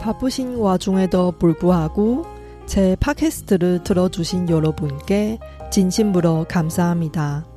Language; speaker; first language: Korean; non-native, fluent; Chinese